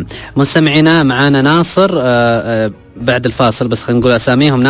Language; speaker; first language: Arabic; native; Arabic